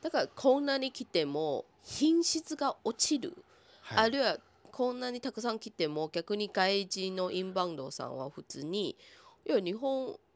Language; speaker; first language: Japanese; non-native, fluent; Chinese